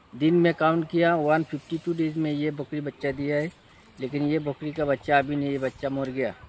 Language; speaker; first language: Hindi; non-native, local second language; Bangla